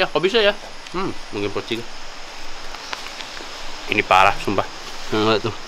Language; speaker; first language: Indonesian; non-native, fluent; English